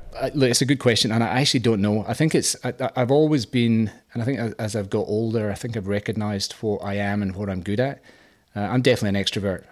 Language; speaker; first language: English; native; English